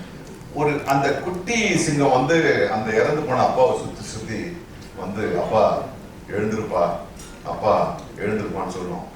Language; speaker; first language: Tamil; native; Tamil